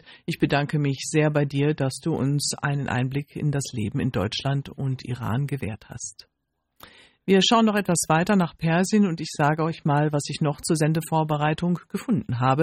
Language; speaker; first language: German; native; German